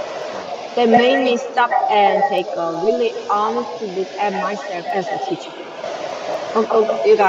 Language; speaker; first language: English; non-native, learner; Korean